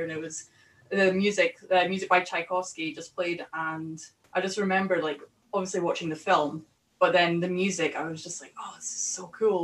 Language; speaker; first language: English; native; English